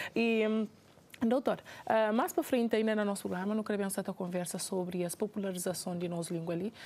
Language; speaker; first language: Portuguese; non-native, local second language; Kabuverdianu